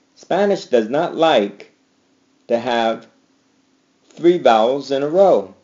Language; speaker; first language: English; native; English